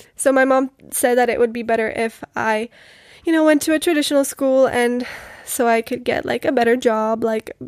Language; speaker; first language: English; non-native, fluent; Czech